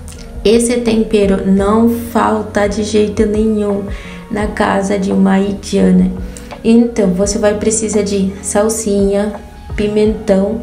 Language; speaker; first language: Portuguese; non-native, fluent; Haitian Creole